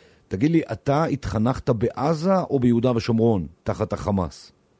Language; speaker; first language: Hebrew; native; Hebrew